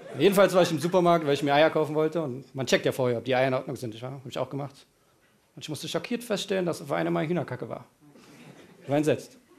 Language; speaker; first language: German; early bilingual, other home language; Persian